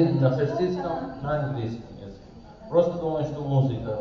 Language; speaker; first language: Russian; non-native, learner; Persian